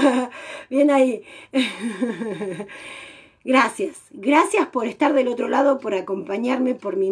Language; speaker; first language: Spanish; native; Spanish